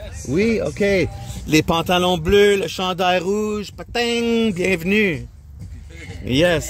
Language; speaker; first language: French; non-native, local second language; English